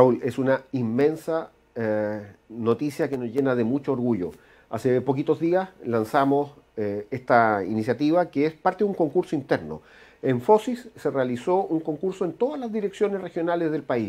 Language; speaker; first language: Spanish; native; Spanish